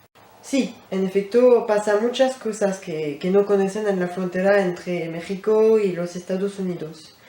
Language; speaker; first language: Spanish; non-native, learner; French